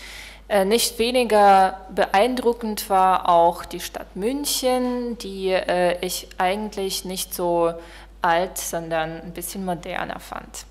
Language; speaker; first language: German; non-native, fluent; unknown